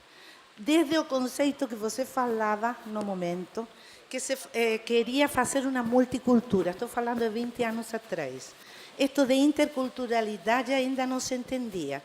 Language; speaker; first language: Portuguese; non-native, fluent; Spanish